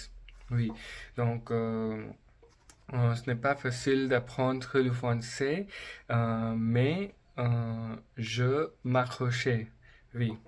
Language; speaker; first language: French; non-native, learner; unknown